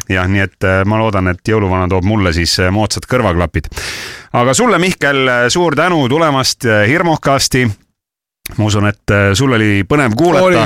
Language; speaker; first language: Estonian; native; Estonian